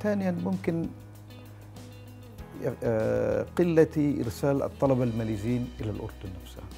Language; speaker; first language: Arabic; non-native, fluent; Malay